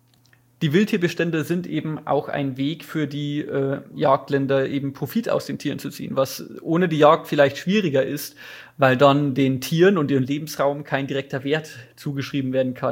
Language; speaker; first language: German; native; German